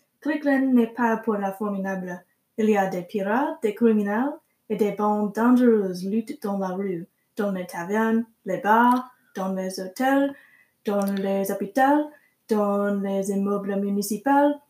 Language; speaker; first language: French; non-native, learner; English